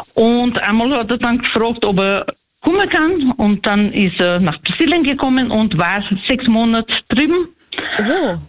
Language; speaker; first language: German; early bilingual, heritage; Portuguese